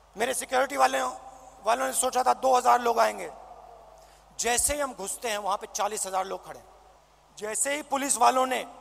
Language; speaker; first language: Hindi; native; Hindi